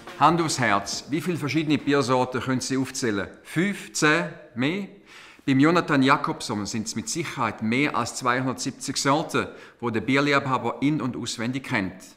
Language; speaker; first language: German; native; German